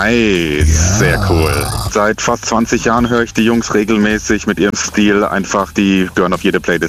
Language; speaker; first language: German; native; German